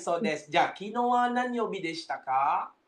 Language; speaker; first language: Japanese; non-native, fluent; Malay